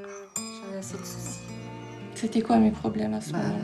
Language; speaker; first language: French; native; French